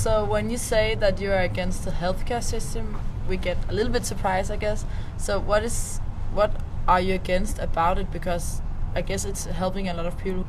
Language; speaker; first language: English; non-native, fluent; Danish